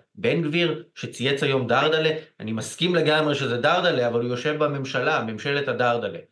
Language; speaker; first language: Hebrew; native; Hebrew